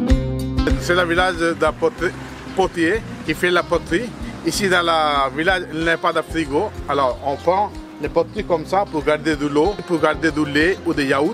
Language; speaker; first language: French; non-native, fluent; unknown